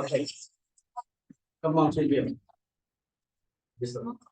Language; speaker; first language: English; non-native, learner; Spanish